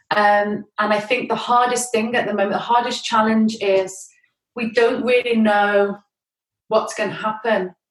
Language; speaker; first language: English; native; English